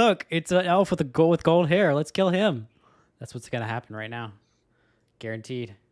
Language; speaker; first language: English; native; English